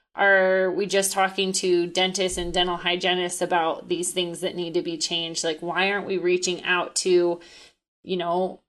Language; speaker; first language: English; native; English